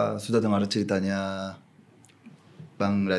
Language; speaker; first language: Indonesian; non-native, fluent; Korean